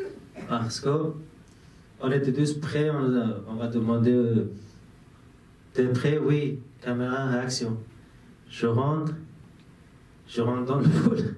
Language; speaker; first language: French; non-native, fluent; Persian